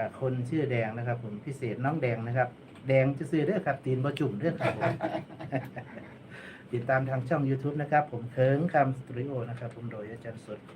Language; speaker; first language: Thai; non-native, local second language; Lao